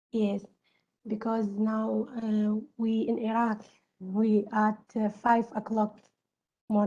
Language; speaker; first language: English; non-native, learner; Arabic